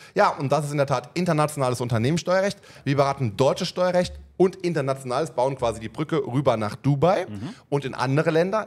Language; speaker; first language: German; native; German